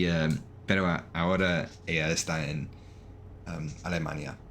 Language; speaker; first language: Spanish; non-native, learner; English